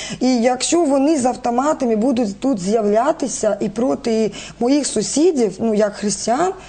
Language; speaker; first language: Ukrainian; non-native, local second language; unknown